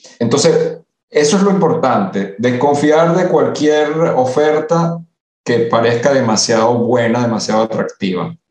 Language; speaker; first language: Spanish; early bilingual, other home language; Italian